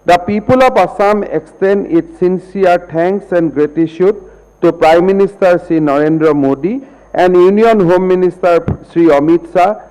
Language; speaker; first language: English; non-native, local second language; Assamese